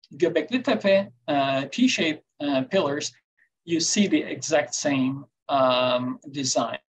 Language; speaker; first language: English; non-native, fluent; Turkish